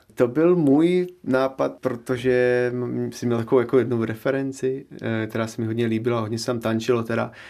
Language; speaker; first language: Czech; native; Czech